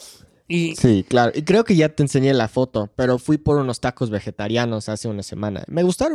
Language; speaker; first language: Spanish; non-native, fluent; English